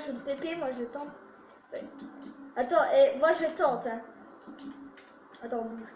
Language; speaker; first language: French; native; French